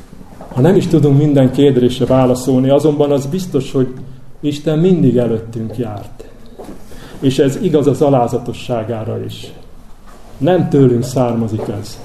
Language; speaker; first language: Hungarian; native; Hungarian